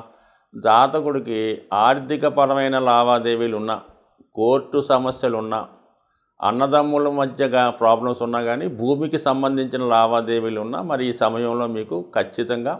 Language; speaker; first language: Telugu; native; Telugu